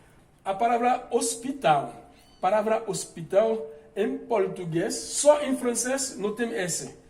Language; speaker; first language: Portuguese; non-native, fluent; Haitian Creole